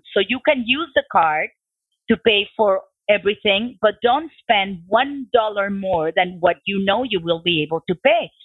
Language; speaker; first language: English; non-native, fluent; Spanish